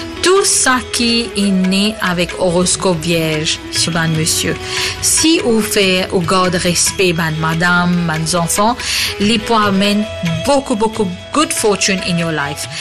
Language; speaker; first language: French; native; French